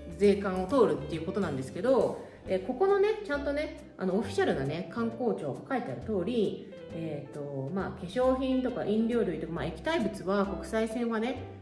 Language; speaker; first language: Japanese; native; Japanese